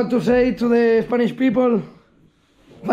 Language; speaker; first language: English; non-native, learner; Spanish